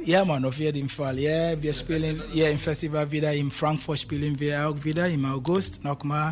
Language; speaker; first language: German; non-native, fluent; Akan